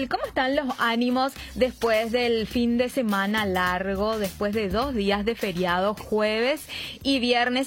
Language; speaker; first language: Spanish; native; Spanish